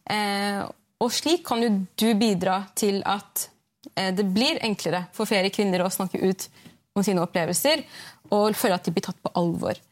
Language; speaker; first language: Norwegian; early bilingual, other home language; Arabic